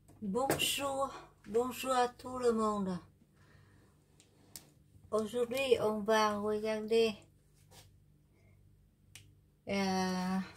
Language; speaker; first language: French; non-native, learner; Vietnamese